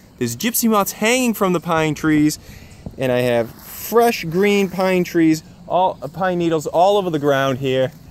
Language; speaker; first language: English; native; English